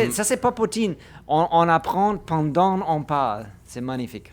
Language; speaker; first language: French; non-native, fluent; German